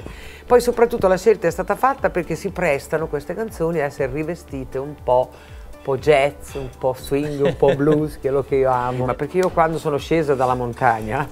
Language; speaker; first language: Italian; native; Italian